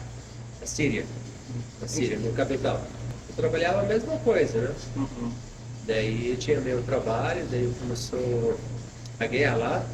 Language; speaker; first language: Portuguese; non-native, fluent; Arabic